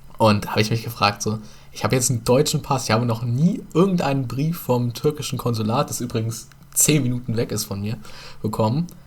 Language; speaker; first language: German; early bilingual, other home language; Turkish